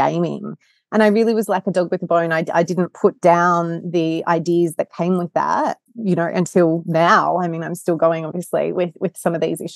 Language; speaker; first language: English; native; English